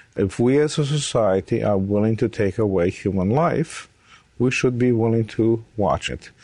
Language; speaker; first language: English; early bilingual, other home language; Romanian